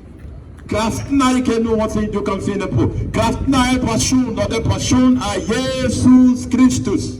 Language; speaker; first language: Norwegian; non-native, fluent; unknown